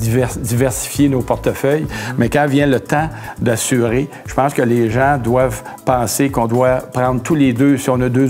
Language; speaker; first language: French; native; French